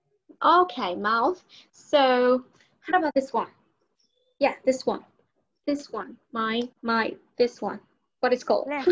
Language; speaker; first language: English; non-native, learner; Vietnamese